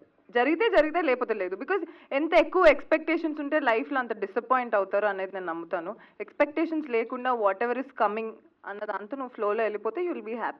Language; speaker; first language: Telugu; native; Telugu